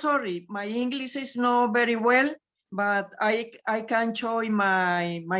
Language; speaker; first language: English; non-native, learner; Spanish